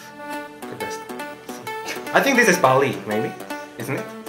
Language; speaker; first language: English; non-native, fluent; Korean